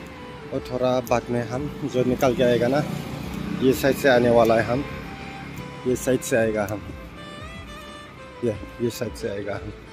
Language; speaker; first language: Hindi; non-native, local second language; Bodo